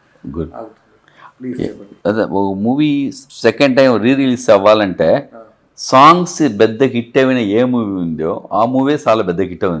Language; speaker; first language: Telugu; non-native, learner; Tamil